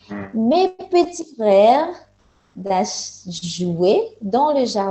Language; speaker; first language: French; non-native, fluent; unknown